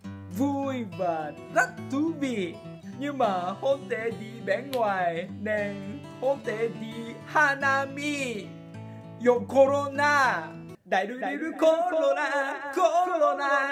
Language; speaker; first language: Vietnamese; non-native, learner; Japanese